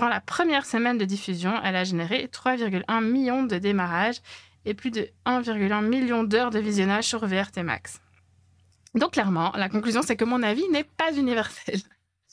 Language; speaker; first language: French; native; French